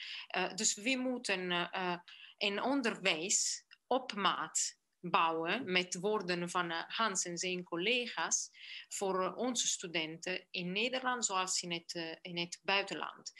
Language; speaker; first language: Dutch; non-native, fluent; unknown